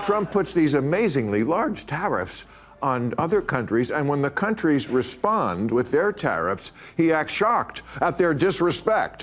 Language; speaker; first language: English; native; English